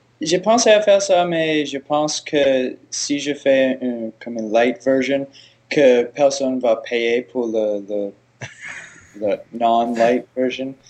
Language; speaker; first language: French; non-native, learner; English